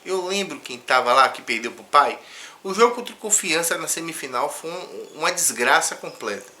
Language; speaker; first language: Portuguese; native; Portuguese